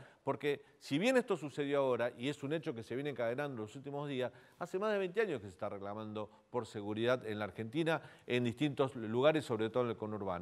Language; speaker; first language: Spanish; native; Spanish